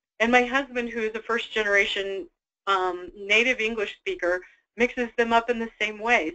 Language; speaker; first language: English; native; English